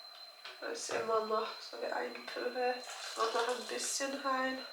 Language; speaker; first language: German; non-native, learner; Turkish